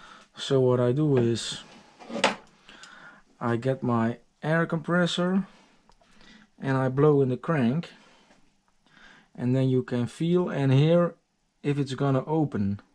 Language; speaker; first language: English; non-native, fluent; Dutch